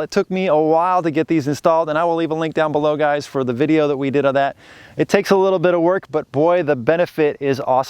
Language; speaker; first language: English; native; English